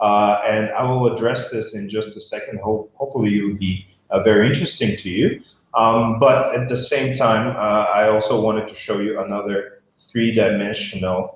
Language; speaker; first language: English; non-native, fluent; Bulgarian